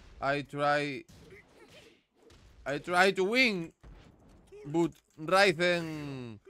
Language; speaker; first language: English; non-native, learner; Spanish